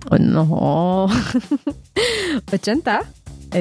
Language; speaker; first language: Spanish; non-native, learner; French